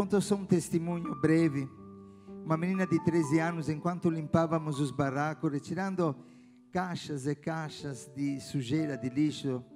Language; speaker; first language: Portuguese; non-native, fluent; Italian